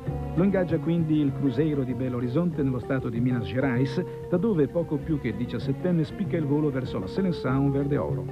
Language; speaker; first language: Italian; native; Italian